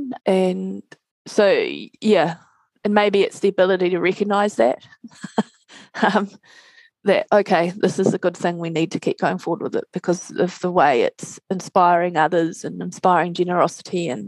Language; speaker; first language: English; native; English